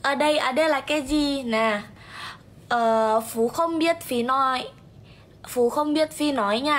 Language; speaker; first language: Vietnamese; non-native, learner; Indonesian